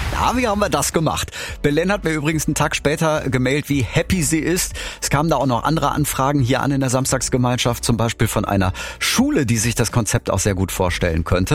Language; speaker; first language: German; native; German